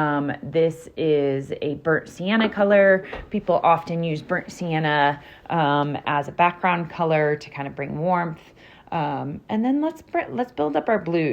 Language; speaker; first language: English; native; English